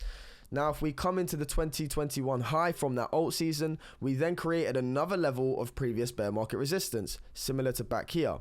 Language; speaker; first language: English; native; English